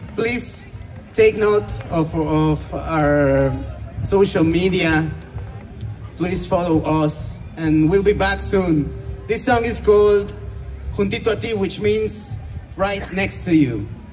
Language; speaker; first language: English; non-native, fluent; Spanish